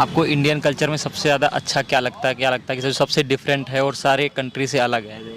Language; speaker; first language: Hindi; native; Hindi